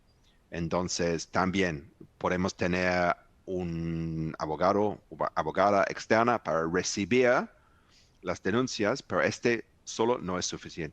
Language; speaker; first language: Spanish; non-native, fluent; English